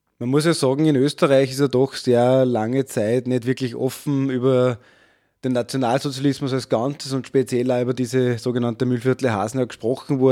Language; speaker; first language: German; native; German